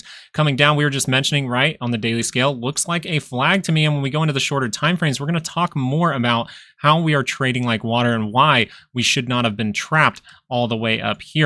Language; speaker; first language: English; native; English